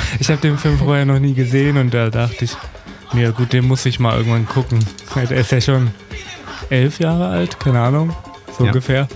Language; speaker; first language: German; native; German